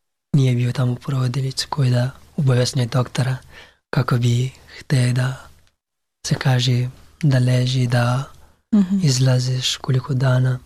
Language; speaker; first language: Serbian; non-native, learner; Pashto